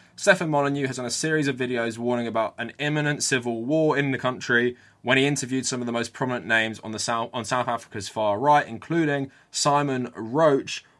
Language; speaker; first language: English; native; English